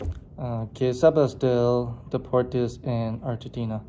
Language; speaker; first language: Spanish; non-native, learner; English